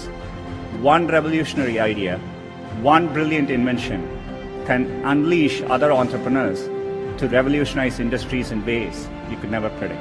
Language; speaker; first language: English; non-native, local second language; Tamil